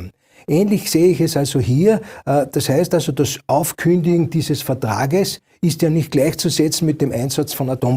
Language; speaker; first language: German; native; German